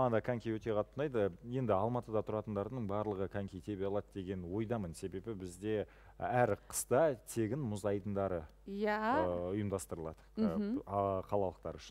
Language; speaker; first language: Kazakh; native; Kazakh